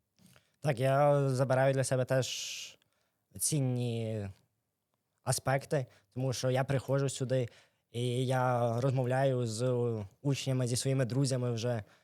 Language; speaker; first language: Ukrainian; native; Ukrainian